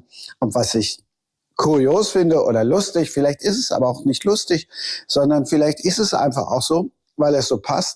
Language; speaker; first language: German; native; German